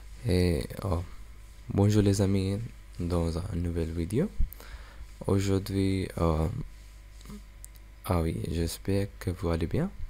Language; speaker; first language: French; non-native, learner; English